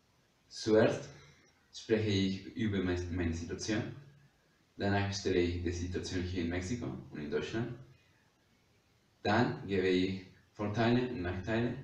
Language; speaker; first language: German; non-native, learner; Spanish